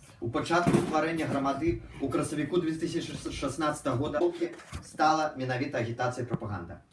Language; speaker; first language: Belarusian; non-native, local second language; Russian